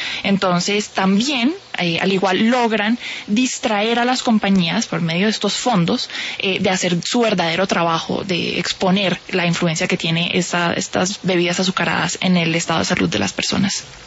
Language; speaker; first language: Spanish; native; Spanish